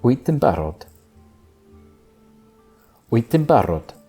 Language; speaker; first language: Welsh; non-native, learner; English